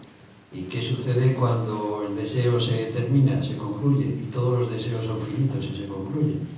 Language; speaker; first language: Spanish; native; Spanish